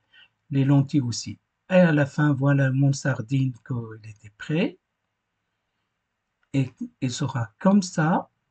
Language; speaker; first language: French; non-native, fluent; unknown